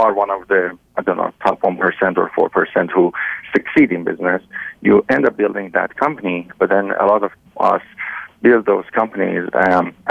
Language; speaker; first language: English; non-native, fluent; Persian